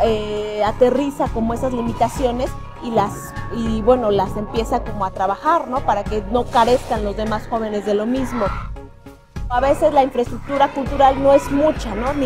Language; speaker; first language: Spanish; native; Spanish